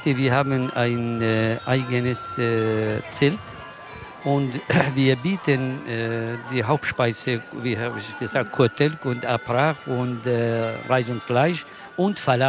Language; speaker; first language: German; non-native, learner; Kurdish